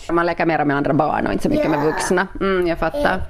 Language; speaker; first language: Swedish; native; Swedish